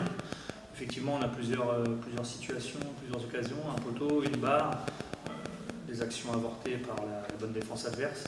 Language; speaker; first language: French; native; French